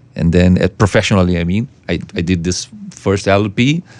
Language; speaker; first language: English; non-native, fluent; Portuguese